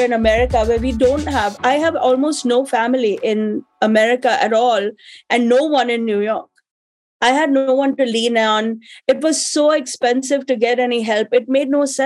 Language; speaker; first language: English; non-native, local second language; Hindi